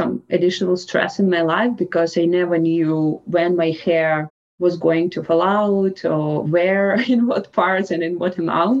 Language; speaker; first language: English; non-native, fluent; Russian